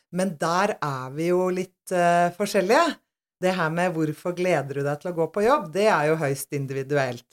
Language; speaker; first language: Norwegian; native; Norwegian